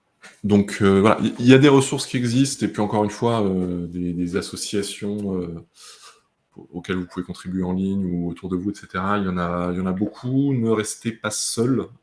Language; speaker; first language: French; native; French